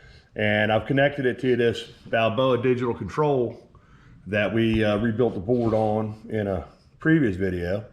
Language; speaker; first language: English; native; English